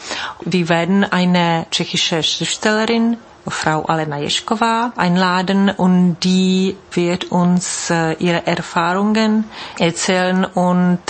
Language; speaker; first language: German; non-native, fluent; Czech